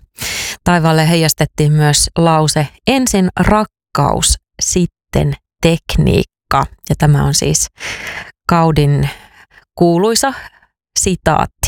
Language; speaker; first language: Finnish; native; Finnish